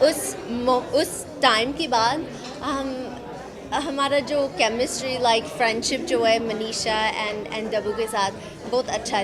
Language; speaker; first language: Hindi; non-native, learner; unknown